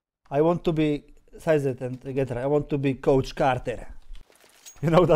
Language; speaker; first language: English; non-native, learner; Polish